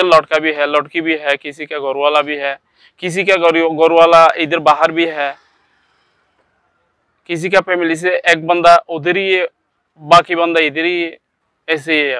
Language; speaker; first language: Hindi; non-native, learner; Rohingya